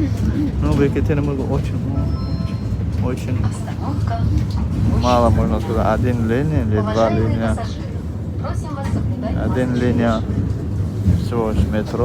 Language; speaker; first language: Russian; non-native, fluent; Tajik